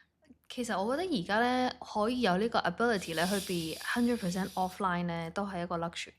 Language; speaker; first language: Cantonese; native; Cantonese